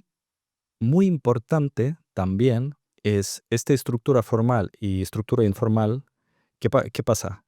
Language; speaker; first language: Spanish; non-native, fluent; Russian